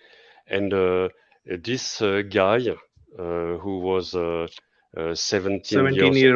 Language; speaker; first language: English; non-native, fluent; French